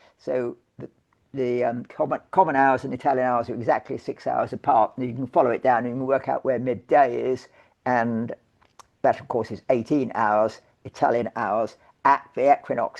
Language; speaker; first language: English; native; English